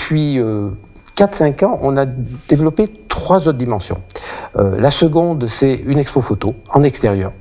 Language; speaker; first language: French; native; French